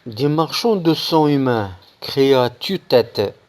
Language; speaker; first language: French; non-native, local second language; Arabic